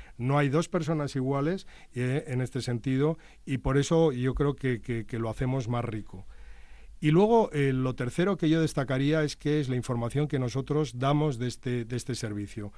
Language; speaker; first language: Spanish; native; Spanish